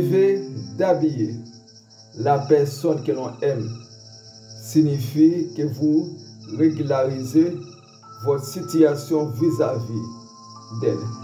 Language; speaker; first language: French; non-native, local second language; Haitian Creole